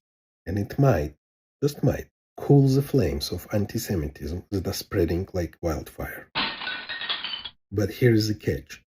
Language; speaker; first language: English; non-native, fluent; Hebrew